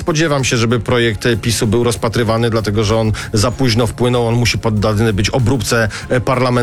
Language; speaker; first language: Polish; native; Polish